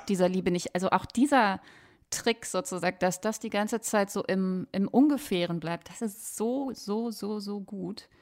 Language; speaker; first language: German; native; German